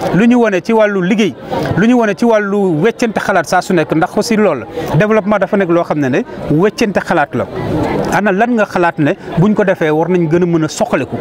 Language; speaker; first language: Wolof; non-native, local second language; Mandingo